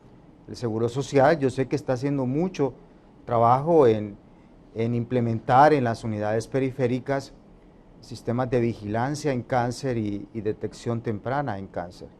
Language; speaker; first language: Spanish; native; Spanish